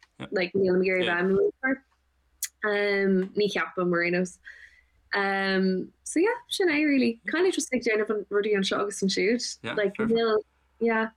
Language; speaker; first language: Irish; non-native, local second language; English